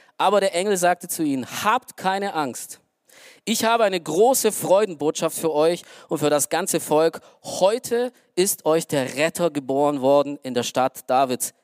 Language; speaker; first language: German; early bilingual, other home language; Romanian